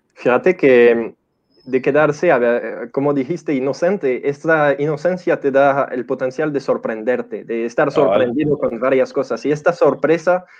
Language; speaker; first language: Spanish; non-native, fluent; French